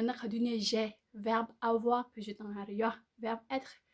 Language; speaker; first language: French; non-native, learner; Tibetan